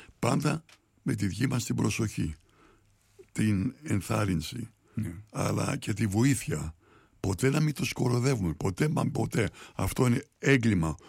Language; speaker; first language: Greek; early bilingual, heritage; Greek